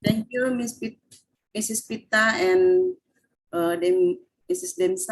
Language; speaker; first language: English; non-native, fluent; Indonesian